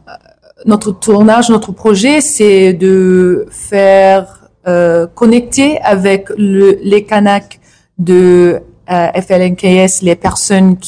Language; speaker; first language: French; non-native, learner; English